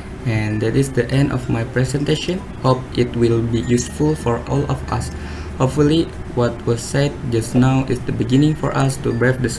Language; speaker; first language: English; non-native, learner; Indonesian